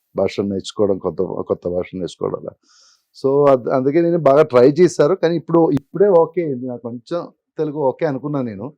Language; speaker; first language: Telugu; non-native, learner; Malayalam